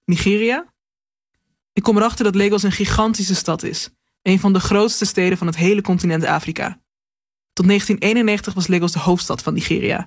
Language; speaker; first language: Dutch; native; Dutch